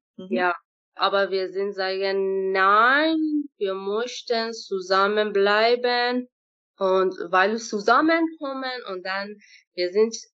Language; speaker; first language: German; non-native, learner; Persian